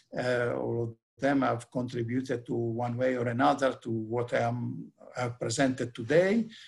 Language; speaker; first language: English; non-native, fluent; Italian